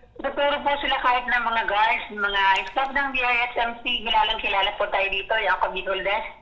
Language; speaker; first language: Filipino; non-native, local second language; Bikol